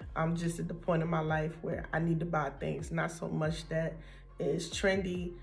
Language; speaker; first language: English; native; English